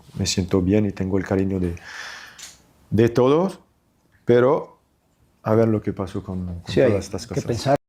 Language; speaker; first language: Spanish; non-native, fluent; French